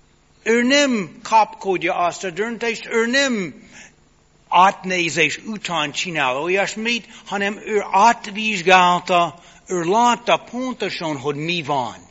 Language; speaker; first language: Hungarian; non-native, fluent; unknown